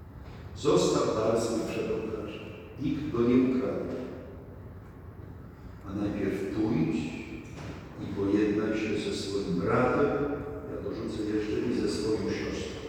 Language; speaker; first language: Polish; native; Polish